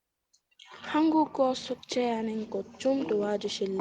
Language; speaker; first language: Korean; non-native, learner; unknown